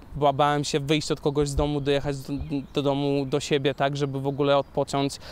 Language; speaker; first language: Polish; non-native, fluent; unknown